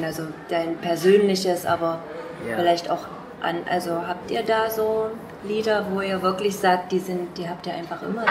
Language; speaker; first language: German; native; German